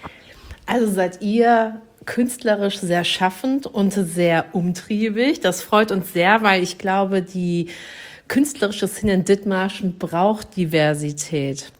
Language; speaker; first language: German; native; German